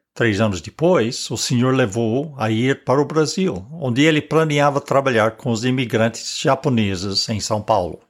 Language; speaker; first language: Portuguese; non-native, fluent; English